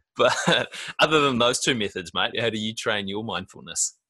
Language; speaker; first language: English; native; English